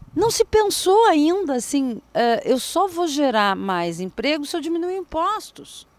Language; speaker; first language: Portuguese; native; Portuguese